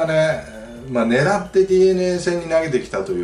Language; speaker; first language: Japanese; native; Japanese